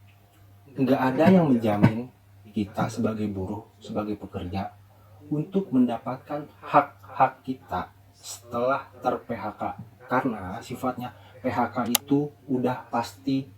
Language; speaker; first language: Indonesian; native; Indonesian